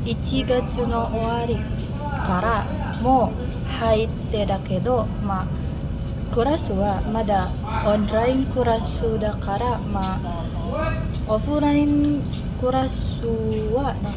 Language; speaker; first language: Japanese; non-native, learner; Indonesian